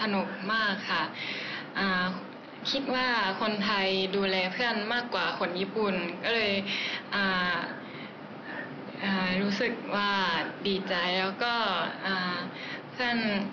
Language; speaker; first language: Thai; non-native, learner; Japanese